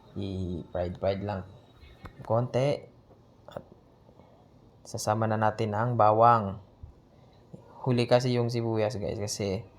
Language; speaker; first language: Filipino; non-native, local second language; Iloko